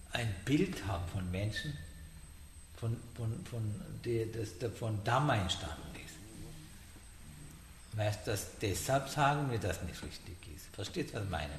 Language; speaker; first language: German; non-native, learner; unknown